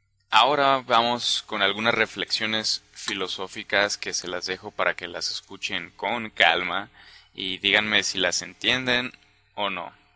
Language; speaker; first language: Spanish; native; Spanish